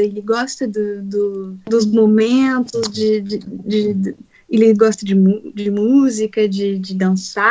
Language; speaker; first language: Portuguese; non-native, fluent; French